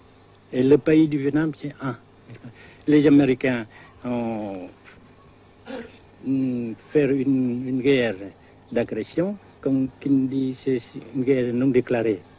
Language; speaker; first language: French; non-native, fluent; Vietnamese